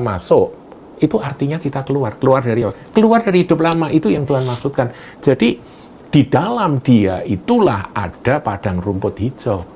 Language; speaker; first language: Indonesian; native; Indonesian